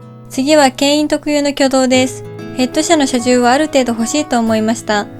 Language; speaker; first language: Japanese; native; Japanese